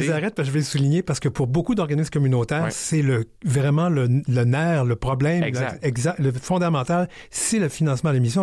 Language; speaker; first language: French; native; French